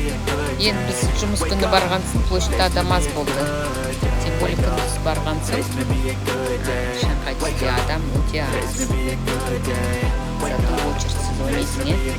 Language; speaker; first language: Kazakh; native; Kazakh